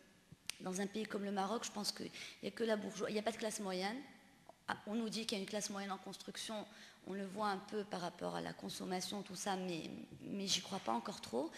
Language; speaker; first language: French; non-native, local second language; Arabic